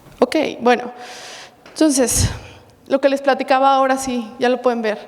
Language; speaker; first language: Spanish; native; Spanish